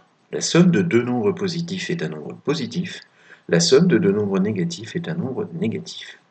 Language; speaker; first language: French; native; French